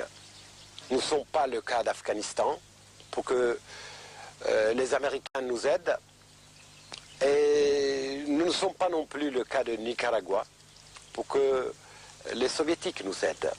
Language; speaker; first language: French; non-native, fluent; Kurdish